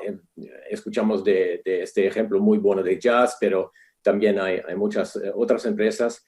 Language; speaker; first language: Spanish; non-native, fluent; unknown